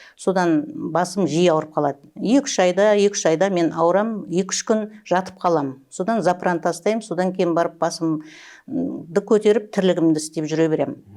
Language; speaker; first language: Kazakh; native; Kazakh